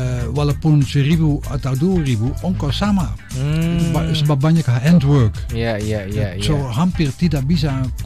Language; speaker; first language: Indonesian; non-native, fluent; Dutch